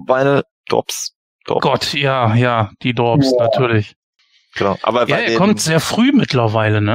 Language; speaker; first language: German; native; German